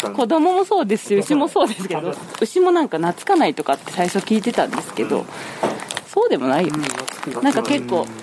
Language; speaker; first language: Japanese; native; Japanese